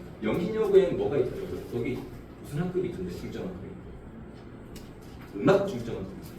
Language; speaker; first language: Korean; native; Korean